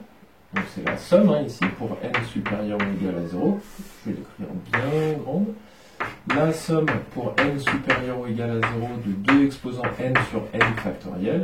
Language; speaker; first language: French; native; French